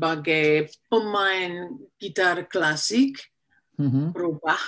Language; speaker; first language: Indonesian; non-native, fluent; English